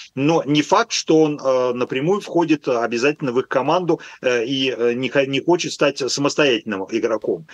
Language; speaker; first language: Russian; native; Russian